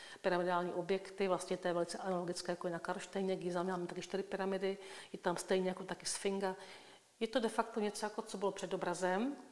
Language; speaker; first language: Czech; native; Czech